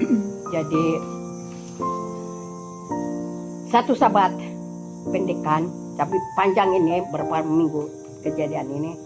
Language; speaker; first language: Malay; non-native, local second language; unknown